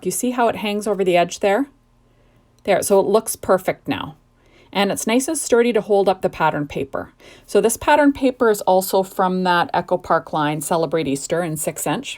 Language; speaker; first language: English; native; English